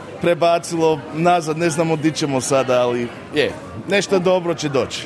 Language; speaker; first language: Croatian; early bilingual, heritage; Croatian